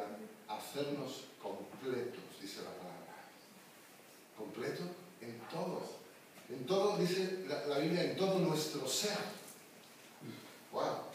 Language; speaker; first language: Spanish; native; Spanish